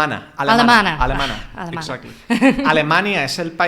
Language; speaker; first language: Spanish; non-native, fluent; English